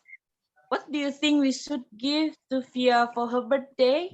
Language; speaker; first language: English; non-native, learner; Indonesian